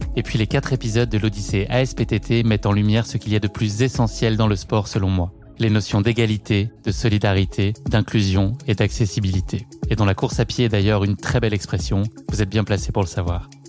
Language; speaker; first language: French; native; French